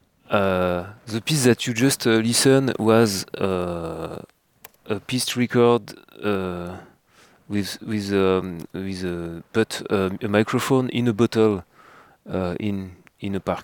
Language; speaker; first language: English; non-native, learner; French